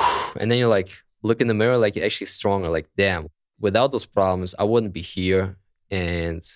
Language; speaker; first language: English; non-native, fluent; German